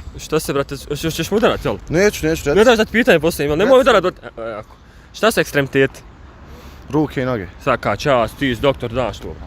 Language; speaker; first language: Bosnian; native; Bosnian